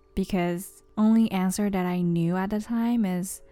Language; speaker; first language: English; non-native, fluent; Japanese